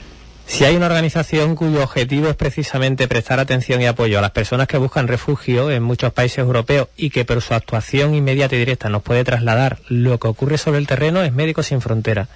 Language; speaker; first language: Spanish; native; Spanish